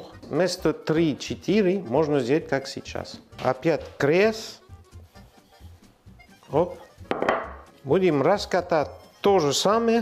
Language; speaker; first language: Russian; non-native, learner; French